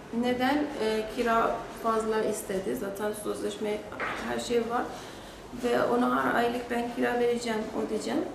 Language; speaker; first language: Turkish; non-native, learner; Persian